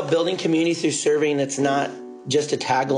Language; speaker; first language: English; native; English